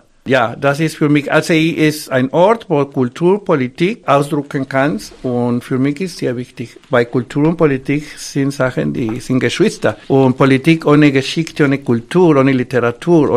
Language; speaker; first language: German; non-native, fluent; Spanish